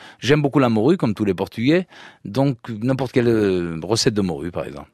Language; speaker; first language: French; early bilingual, other home language; Portuguese